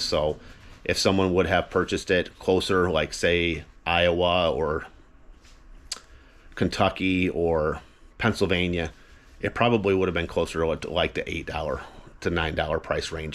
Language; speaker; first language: English; native; English